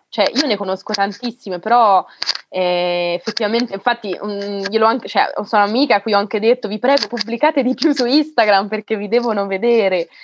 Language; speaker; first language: Italian; native; Italian